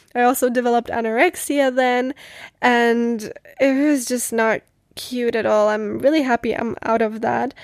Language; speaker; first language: English; non-native, fluent; Czech